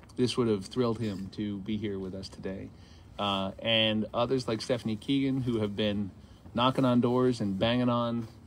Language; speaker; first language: English; native; English